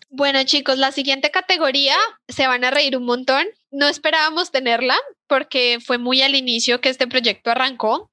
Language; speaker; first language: Spanish; native; Spanish